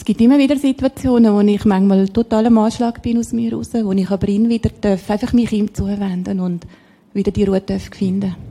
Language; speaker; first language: German; native; German